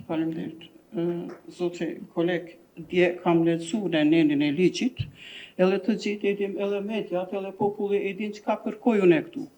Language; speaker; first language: Albanian; non-native, local second language; Turkish